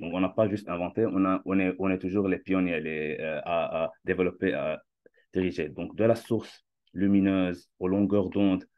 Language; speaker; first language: French; non-native, fluent; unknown